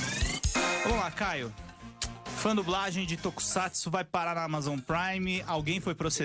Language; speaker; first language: Portuguese; native; Portuguese